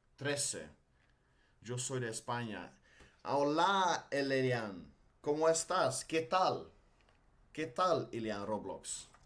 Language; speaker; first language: Spanish; non-native, learner; Dutch